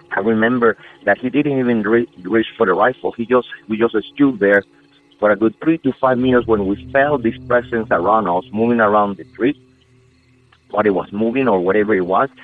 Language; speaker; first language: English; non-native, fluent; Spanish